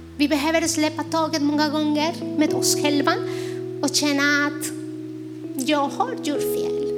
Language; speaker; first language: Swedish; non-native, fluent; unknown